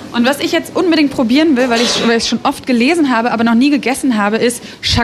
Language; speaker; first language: German; native; German